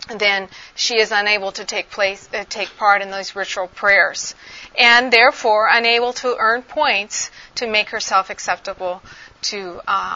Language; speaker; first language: English; native; English